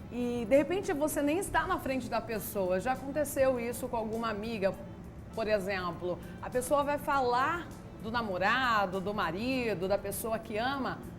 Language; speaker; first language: Portuguese; native; Portuguese